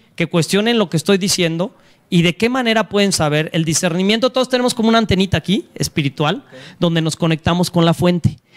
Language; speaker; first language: Spanish; native; Spanish